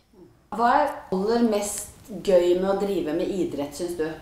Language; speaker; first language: Norwegian; native; Norwegian